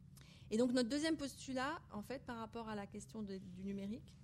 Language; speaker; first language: French; native; French